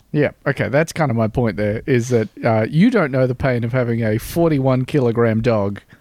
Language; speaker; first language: English; native; English